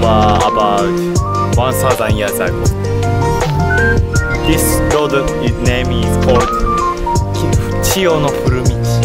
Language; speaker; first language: English; non-native, learner; Japanese